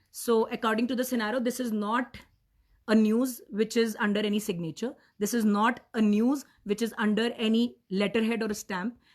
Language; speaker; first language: English; non-native, local second language; Punjabi